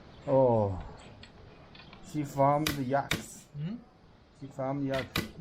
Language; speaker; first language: English; non-native, learner; Tibetan